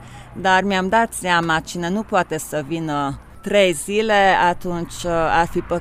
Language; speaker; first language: Romanian; non-native, local second language; Hungarian